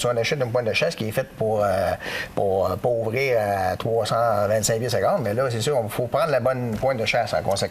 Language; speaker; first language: French; native; French